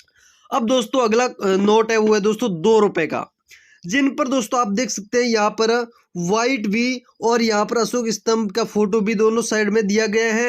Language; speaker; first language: Hindi; native; Hindi